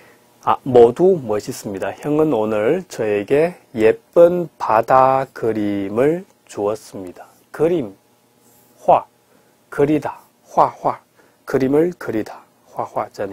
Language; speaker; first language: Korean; non-native, fluent; Chinese